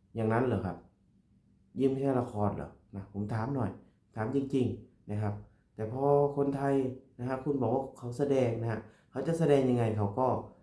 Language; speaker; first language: Thai; native; Thai